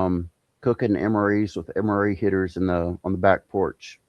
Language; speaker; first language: English; native; English